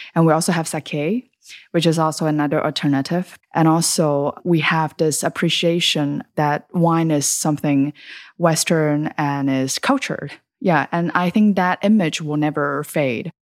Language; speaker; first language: English; early bilingual, other home language; Chinese